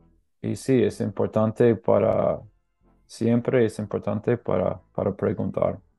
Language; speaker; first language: Spanish; non-native, learner; English